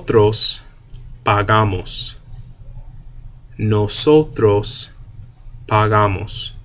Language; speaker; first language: Spanish; non-native, fluent; English